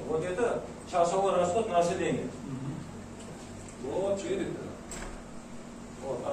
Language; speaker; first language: Russian; non-native, local second language; Uzbek